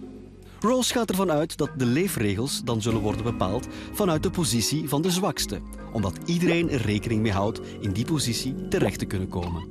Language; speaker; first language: Dutch; native; Dutch